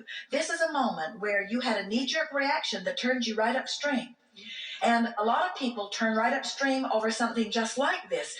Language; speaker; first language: English; native; English